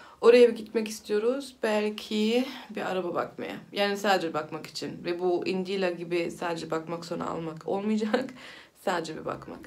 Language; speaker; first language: Turkish; early bilingual, heritage; Turkish